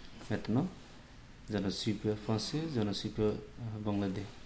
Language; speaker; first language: French; non-native, learner; Bangla